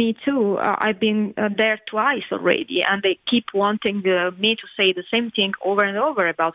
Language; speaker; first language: English; non-native, fluent; Italian